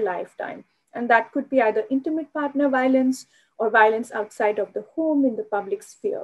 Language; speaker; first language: English; non-native, local second language; Hindi